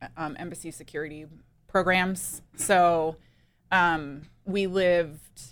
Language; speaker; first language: English; native; English